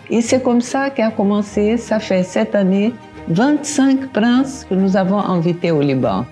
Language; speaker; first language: French; non-native, fluent; Portuguese